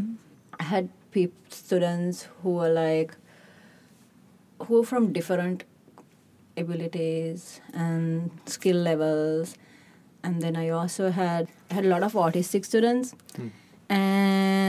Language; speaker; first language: English; non-native, local second language; Sinhala